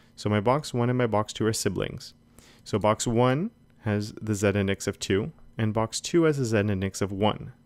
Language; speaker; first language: English; native; English